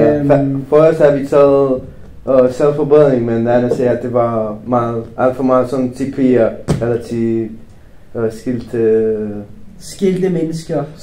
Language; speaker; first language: Danish; non-native, fluent; Romanian